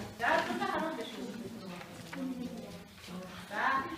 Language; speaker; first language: Russian; non-native, fluent; Mongolian